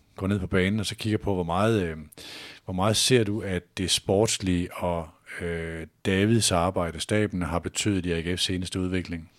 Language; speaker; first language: Danish; native; Danish